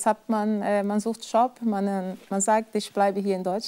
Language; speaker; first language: German; non-native, fluent; Portuguese